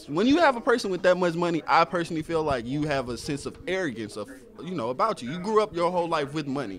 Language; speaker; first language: English; native; English